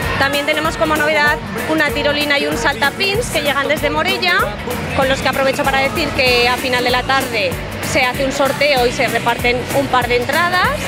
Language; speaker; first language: Spanish; native; Spanish